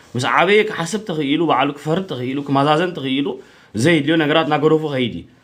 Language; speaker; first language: Tigrinya; early bilingual, heritage; Tigrinya